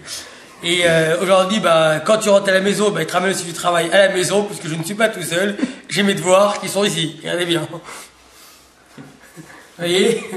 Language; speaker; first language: French; native; French